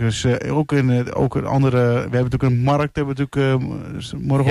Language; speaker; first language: Dutch; native; Dutch